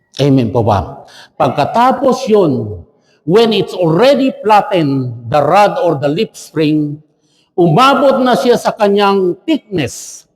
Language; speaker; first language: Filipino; non-native, local second language; Chavacano